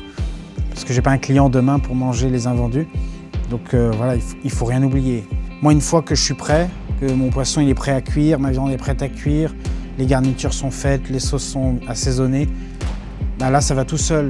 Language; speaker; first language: French; native; French